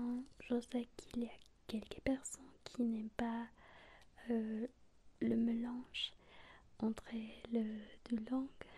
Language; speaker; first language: French; non-native, learner; Spanish